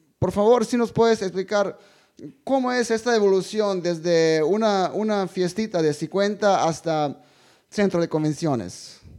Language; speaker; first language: Spanish; non-native, fluent; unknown